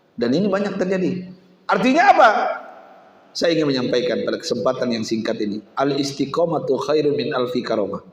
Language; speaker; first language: Indonesian; native; Indonesian